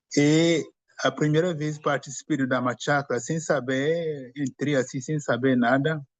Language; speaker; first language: Portuguese; non-native, fluent; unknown